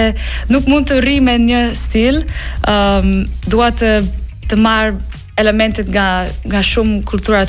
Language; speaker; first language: Albanian; non-native, learner; English